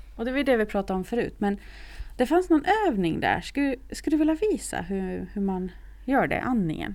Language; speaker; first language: Swedish; native; Swedish